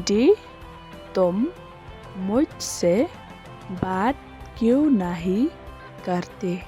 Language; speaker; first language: Hindi; non-native, local second language; Khasi